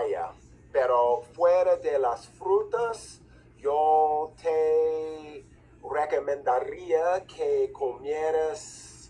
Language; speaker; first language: Spanish; non-native, fluent; English